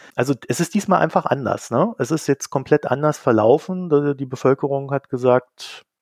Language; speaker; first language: German; native; German